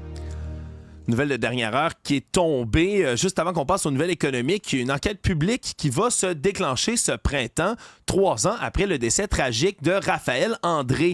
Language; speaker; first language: French; native; French